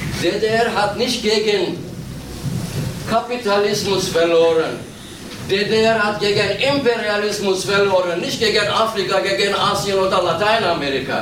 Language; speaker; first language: German; non-native, learner; Turkish